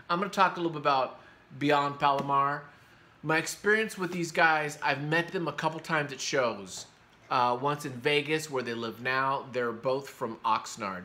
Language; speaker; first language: English; early bilingual, other home language; Spanish